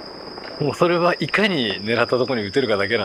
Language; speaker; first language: Japanese; native; Japanese